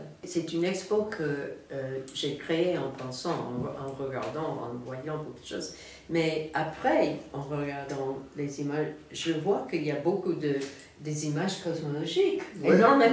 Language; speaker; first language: French; non-native, fluent; English